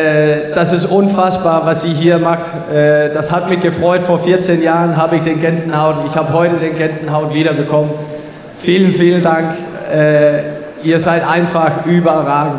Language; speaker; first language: German; non-native, fluent; Danish